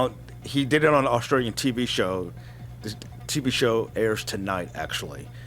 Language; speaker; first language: English; native; English